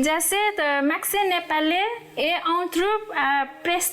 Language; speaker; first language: French; non-native, learner; Nepali